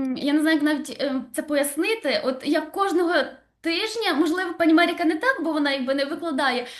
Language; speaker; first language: Ukrainian; native; Ukrainian